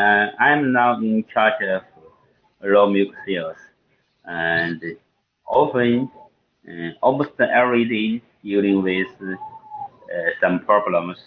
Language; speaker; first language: English; non-native, learner; Chinese